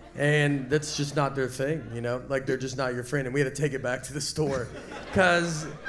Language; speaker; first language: English; native; English